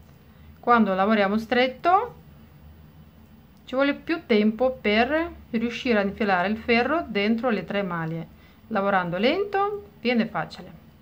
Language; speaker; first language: Italian; non-native, fluent; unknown